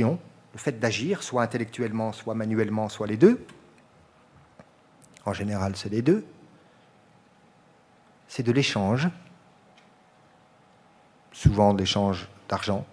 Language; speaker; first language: French; native; French